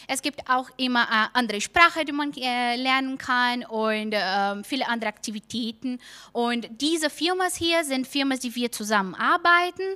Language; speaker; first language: German; non-native, fluent; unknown